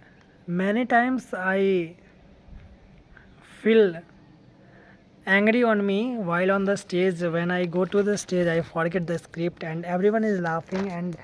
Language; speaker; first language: English; non-native, learner; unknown